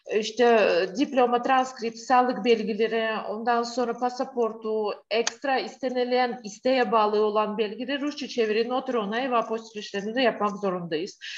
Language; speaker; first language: Turkish; non-native, fluent; Russian